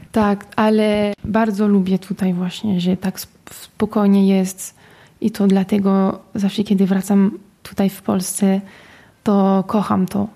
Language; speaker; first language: Polish; early bilingual, heritage; Polish